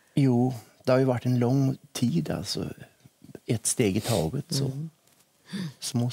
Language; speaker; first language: Swedish; native; Swedish